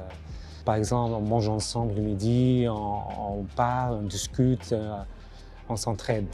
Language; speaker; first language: French; non-native, learner; Arabic